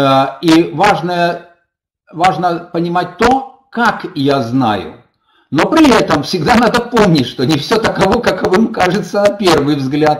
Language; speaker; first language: Russian; native; Russian